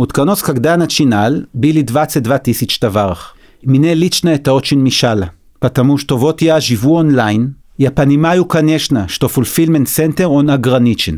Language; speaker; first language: Russian; non-native, learner; Hebrew